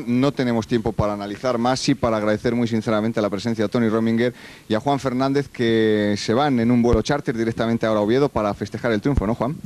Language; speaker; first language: Spanish; native; Spanish